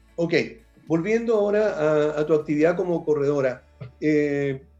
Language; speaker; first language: Spanish; native; Spanish